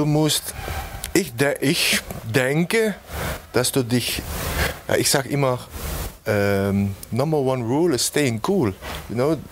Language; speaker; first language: German; non-native, learner; Dutch